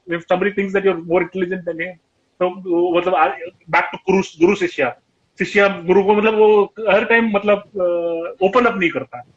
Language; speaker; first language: Hindi; non-native, local second language; Tamil